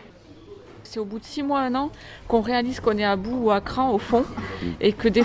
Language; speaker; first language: French; native; French